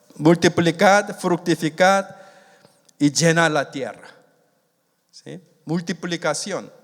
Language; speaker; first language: Spanish; non-native, fluent; Korean